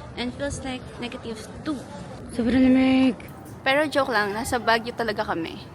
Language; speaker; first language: Filipino; native; Filipino